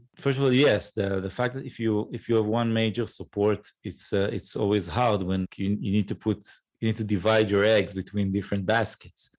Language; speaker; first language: English; non-native, fluent; Hebrew